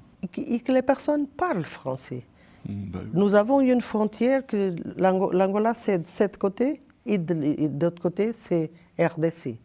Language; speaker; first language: French; non-native, learner; Portuguese